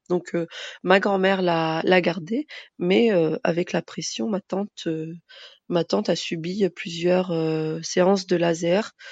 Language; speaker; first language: French; early bilingual, other home language; Arabic